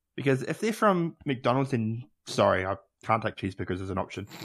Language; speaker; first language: English; native; English